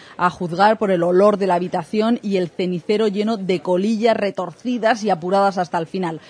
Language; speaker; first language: Spanish; native; Spanish